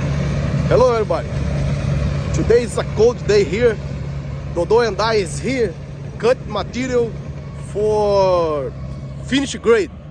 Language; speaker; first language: English; non-native, learner; Portuguese